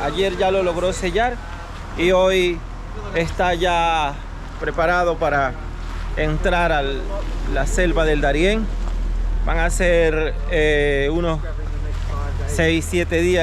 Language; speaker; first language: Spanish; native; Spanish